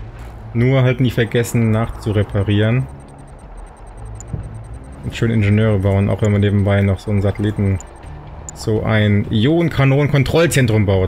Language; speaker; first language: German; native; German